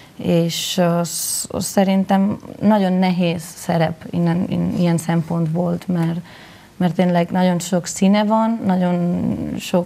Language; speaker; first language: Hungarian; non-native, learner; Spanish